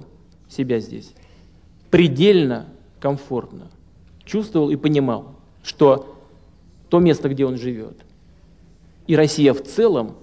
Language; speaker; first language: Russian; native; Russian